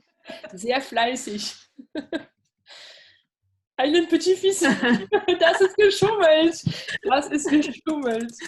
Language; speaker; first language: German; non-native, fluent; French